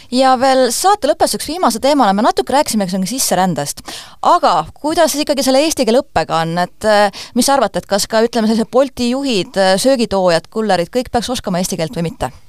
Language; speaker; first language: Estonian; native; Estonian